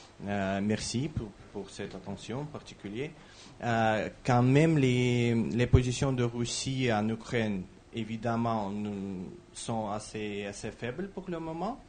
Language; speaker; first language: French; non-native, fluent; Russian